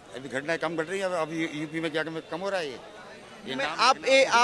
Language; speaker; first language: Hindi; native; Hindi